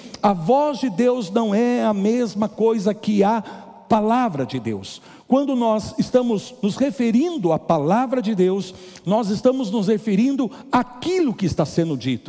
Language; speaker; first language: Portuguese; native; Portuguese